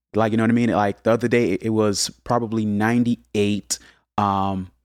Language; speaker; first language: English; early bilingual, other home language; Haitian Creole